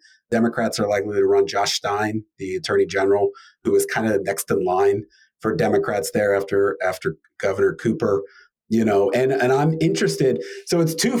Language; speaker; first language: English; native; English